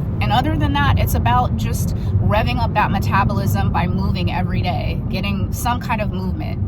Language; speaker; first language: English; native; English